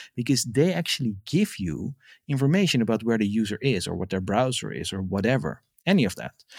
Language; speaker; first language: English; non-native, fluent; Dutch